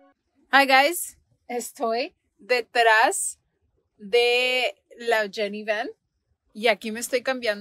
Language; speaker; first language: Spanish; early bilingual, heritage; Spanish